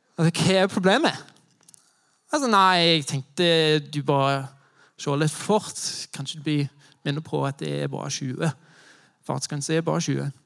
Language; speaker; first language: Norwegian; non-native, fluent; English